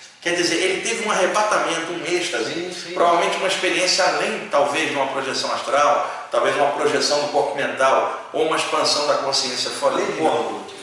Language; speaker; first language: Portuguese; native; Portuguese